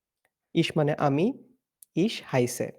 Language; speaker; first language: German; non-native, learner; Bangla